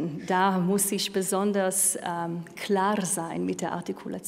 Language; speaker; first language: German; non-native, fluent; Hebrew